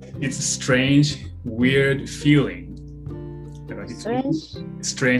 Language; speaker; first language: English; non-native, fluent; Japanese